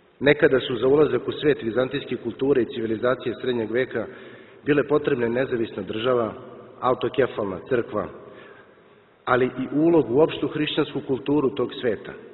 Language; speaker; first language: Serbian; native; Serbian